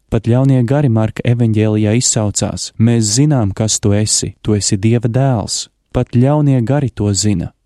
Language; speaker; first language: Latvian; native; Latvian